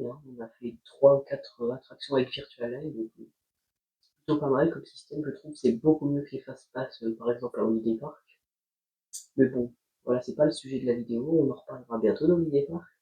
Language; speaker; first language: French; native; French